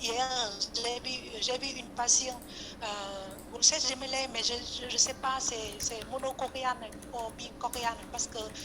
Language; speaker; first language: French; non-native, learner; Vietnamese